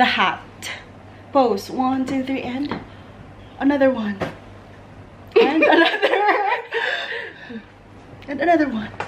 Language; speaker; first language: English; non-native, fluent; Filipino